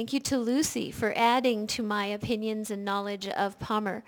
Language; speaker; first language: English; native; English